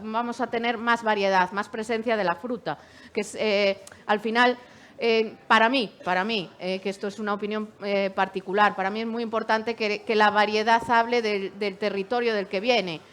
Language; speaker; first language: Spanish; native; Spanish